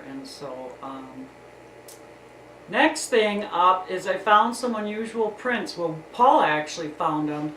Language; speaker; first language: English; native; English